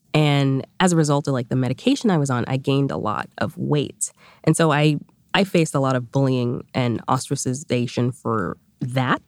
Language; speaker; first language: English; early bilingual, other home language; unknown